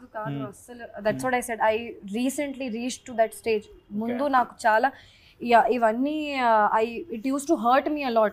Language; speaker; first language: Telugu; non-native, learner; Hindi